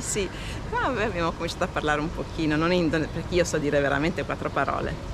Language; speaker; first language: Italian; native; Italian